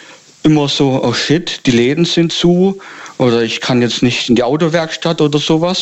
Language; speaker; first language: German; native; German